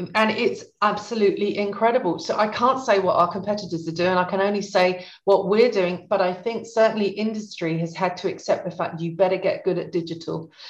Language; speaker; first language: English; native; English